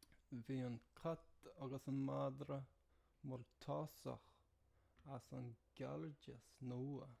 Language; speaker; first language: Irish; non-native, learner; English